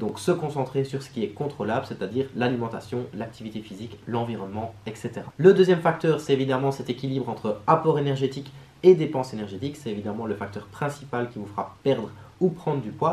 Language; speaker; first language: French; native; French